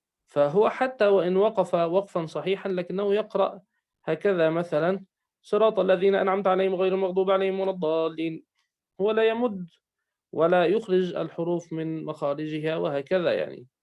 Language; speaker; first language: Arabic; native; Arabic